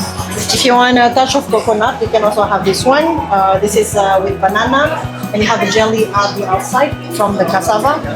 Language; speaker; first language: English; non-native, fluent; Indonesian